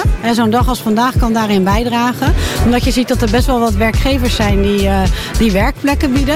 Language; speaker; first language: Dutch; native; Dutch